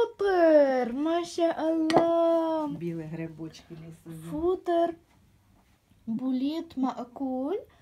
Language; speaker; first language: Arabic; non-native, fluent; Ukrainian